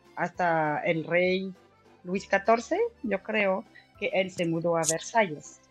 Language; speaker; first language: Spanish; non-native, fluent; French